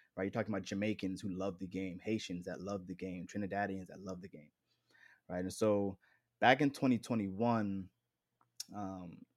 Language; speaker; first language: English; native; English